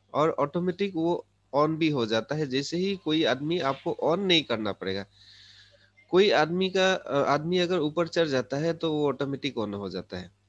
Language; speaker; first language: Hindi; non-native, local second language; Assamese